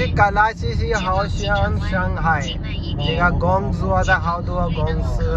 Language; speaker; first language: Chinese; non-native, learner; Urdu